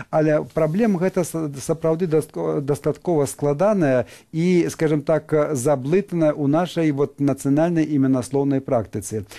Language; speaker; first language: Belarusian; native; Belarusian